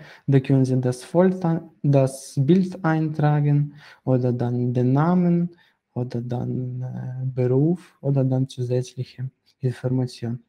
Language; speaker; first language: German; non-native, fluent; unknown